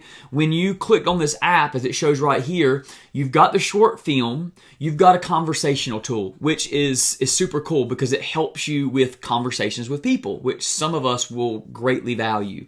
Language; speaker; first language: English; native; English